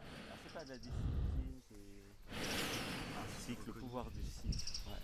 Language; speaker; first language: French; native; French